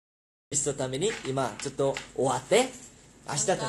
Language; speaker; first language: Japanese; non-native, learner; Korean